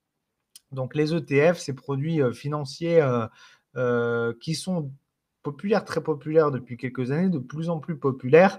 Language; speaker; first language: French; native; French